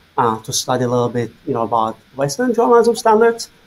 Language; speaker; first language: English; non-native, fluent; Azerbaijani